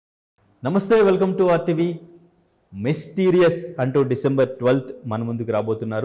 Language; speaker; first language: Telugu; native; Telugu